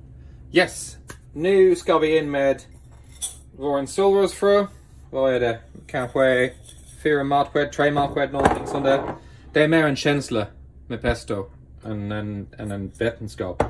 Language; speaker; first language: Swedish; non-native, fluent; English